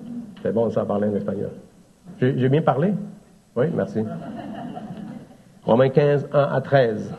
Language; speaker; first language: French; native; French